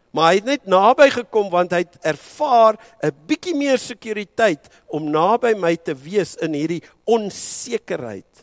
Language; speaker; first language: Afrikaans; early bilingual, heritage; Afrikaans